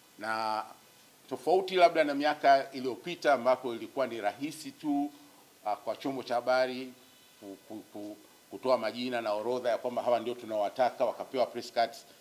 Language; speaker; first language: Swahili; native; Swahili